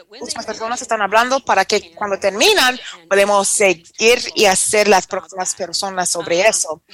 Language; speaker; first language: Spanish; non-native, fluent; English